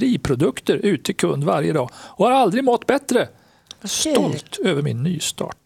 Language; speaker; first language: Swedish; native; Swedish